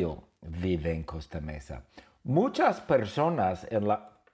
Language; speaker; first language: Spanish; non-native, fluent; English